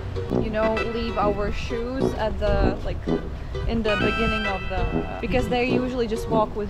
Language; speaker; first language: English; non-native, fluent; Latvian